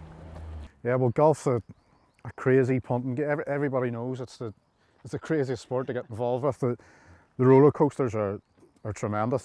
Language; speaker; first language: English; native; English